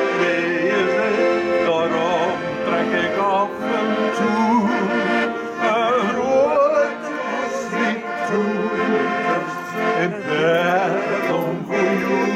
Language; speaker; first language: Dutch; native; Dutch